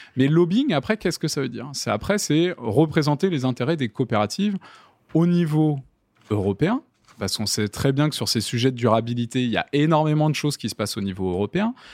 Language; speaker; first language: French; native; French